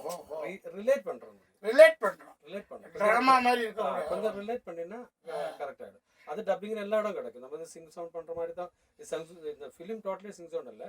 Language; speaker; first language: Tamil; non-native, learner; Malayalam